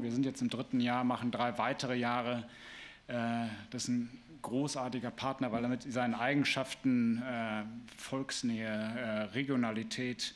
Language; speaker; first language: German; native; German